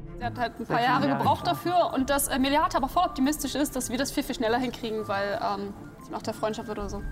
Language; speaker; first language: German; native; German